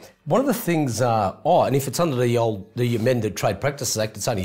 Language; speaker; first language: English; native; English